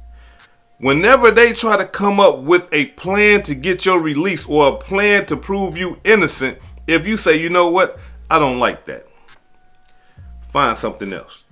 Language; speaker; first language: English; native; English